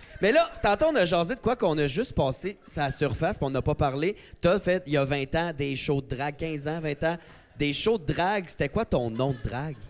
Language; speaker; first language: French; native; French